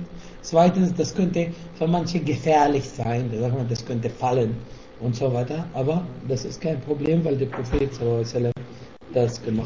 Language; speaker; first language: German; non-native, fluent; Arabic